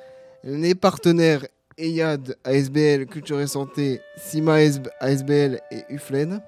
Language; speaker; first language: French; native; French